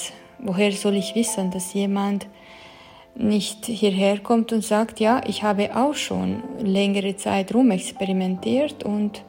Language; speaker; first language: German; non-native, fluent; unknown